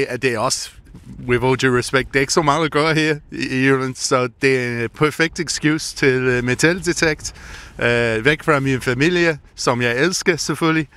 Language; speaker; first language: Danish; non-native, fluent; English